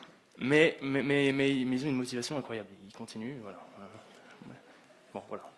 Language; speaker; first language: French; native; French